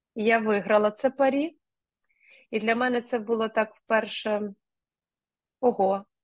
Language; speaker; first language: Ukrainian; non-native, local second language; Russian